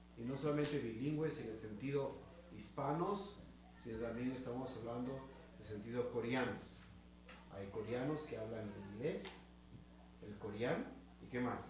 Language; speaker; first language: Spanish; native; Spanish